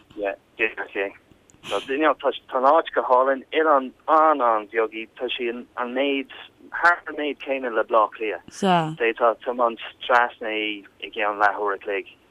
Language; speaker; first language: Irish; non-native, local second language; English